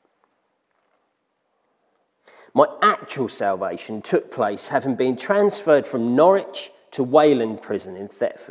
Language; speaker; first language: English; native; English